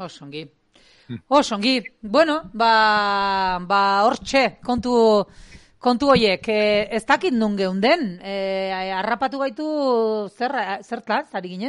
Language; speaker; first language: Basque; native; Basque